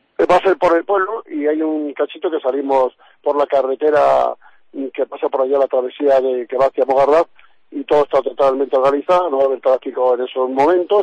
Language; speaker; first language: Spanish; native; Spanish